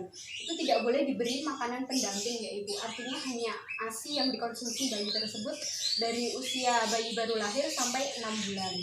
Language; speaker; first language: Indonesian; native; Indonesian